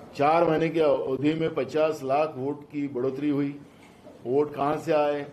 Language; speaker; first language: Hindi; non-native, local second language; Marathi